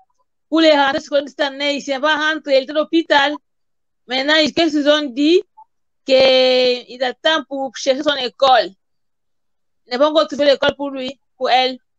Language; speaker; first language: French; non-native, learner; Portuguese